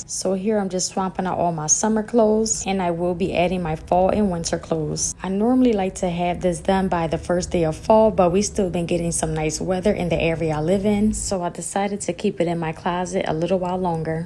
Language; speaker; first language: English; native; English